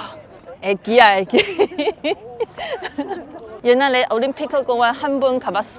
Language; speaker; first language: Korean; non-native, learner; Chinese